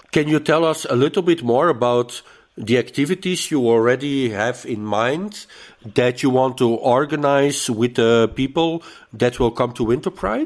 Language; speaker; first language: English; non-native, fluent; Dutch